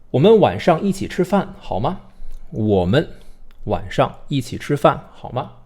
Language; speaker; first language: Chinese; non-native, fluent; English